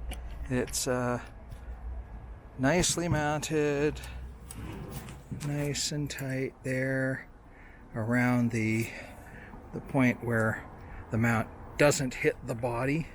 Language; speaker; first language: English; native; English